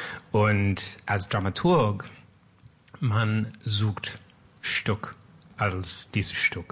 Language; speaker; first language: German; non-native, learner; English